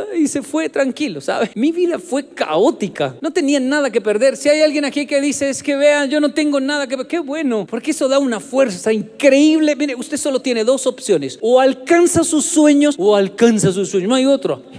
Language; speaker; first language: Spanish; native; Spanish